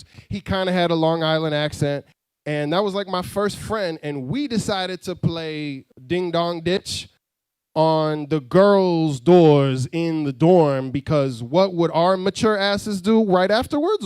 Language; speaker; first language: English; native; English